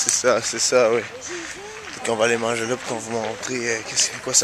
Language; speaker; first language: French; native; French